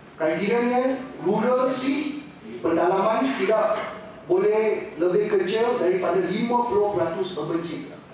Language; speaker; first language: Malay; non-native, local second language; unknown